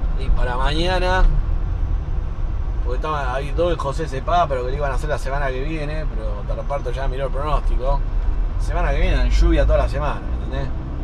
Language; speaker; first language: Spanish; native; Spanish